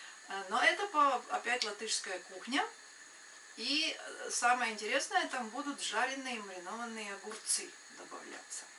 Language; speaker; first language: Russian; non-native, local second language; Latvian